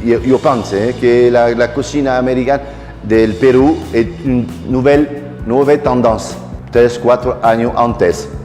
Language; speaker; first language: Spanish; non-native, learner; French